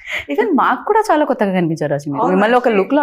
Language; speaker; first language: Telugu; native; Telugu